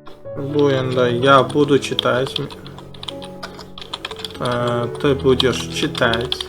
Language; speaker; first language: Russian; non-native, fluent; Uzbek